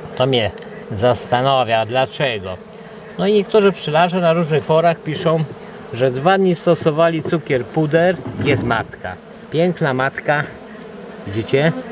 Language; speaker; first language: Polish; native; Polish